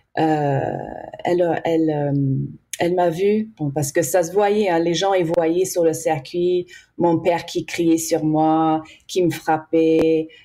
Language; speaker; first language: French; early bilingual, heritage; English